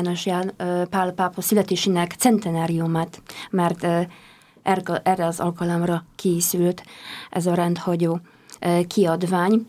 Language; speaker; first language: Hungarian; non-native, fluent; Polish